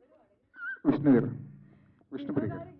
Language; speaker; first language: Telugu; native; Telugu